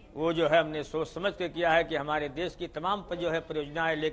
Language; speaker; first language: Hindi; native; Hindi